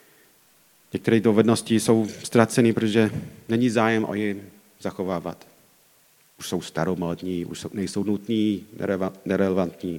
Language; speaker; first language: Czech; non-native, fluent; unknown